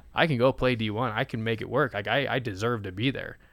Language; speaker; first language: English; native; English